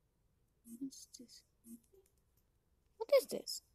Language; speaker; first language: English; non-native, learner; Spanish